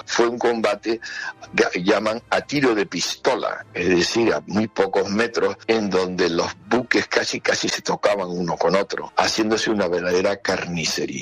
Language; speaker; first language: Spanish; native; Spanish